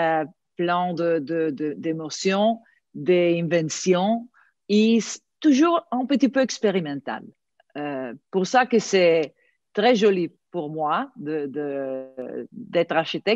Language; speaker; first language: French; non-native, fluent; Italian